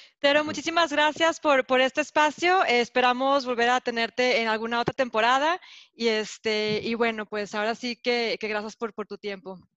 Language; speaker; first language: Spanish; native; Spanish